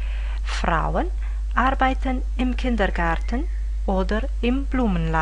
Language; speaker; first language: German; non-native, fluent; Romanian